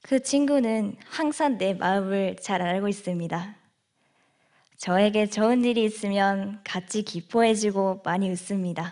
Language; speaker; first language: Korean; non-native, fluent; Japanese